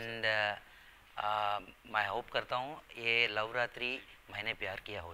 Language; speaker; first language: Hindi; non-native, local second language; Telugu